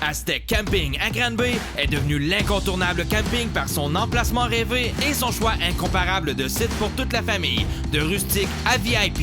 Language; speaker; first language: French; native; French